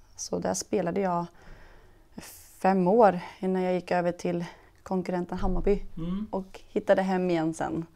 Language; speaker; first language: Swedish; early bilingual, other home language; Persian